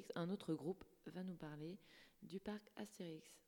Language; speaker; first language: French; native; French